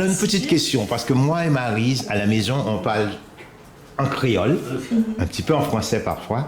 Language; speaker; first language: French; non-native, local second language; Haitian Creole